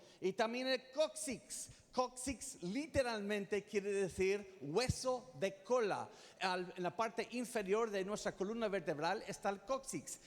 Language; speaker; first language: Spanish; non-native, fluent; English